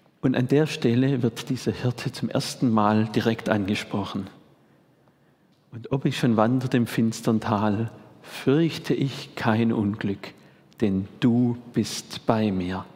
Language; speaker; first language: German; native; German